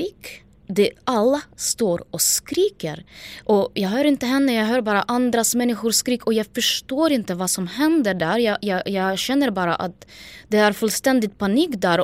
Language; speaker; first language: Swedish; non-native, fluent; Ukrainian